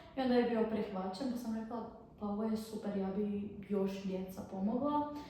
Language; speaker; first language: Bosnian; early bilingual, other home language; Arabic